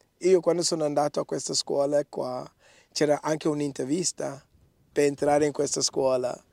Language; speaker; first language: Italian; non-native, fluent; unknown